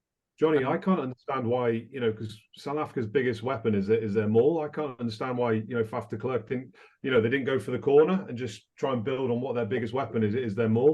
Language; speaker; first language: English; native; English